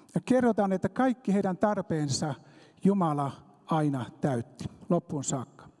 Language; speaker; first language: Finnish; native; Finnish